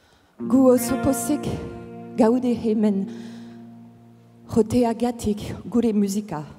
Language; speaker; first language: Basque; non-native, learner; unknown